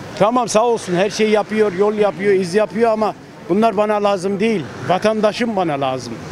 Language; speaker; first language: Turkish; native; Turkish